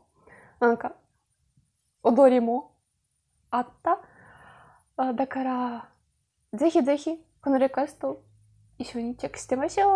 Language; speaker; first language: Japanese; non-native, learner; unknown